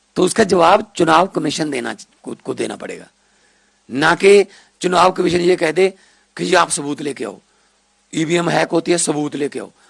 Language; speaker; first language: Hindi; non-native, local second language; Punjabi